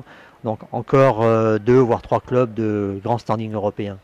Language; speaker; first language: French; native; French